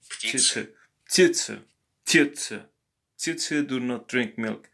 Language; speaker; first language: Russian; non-native, learner; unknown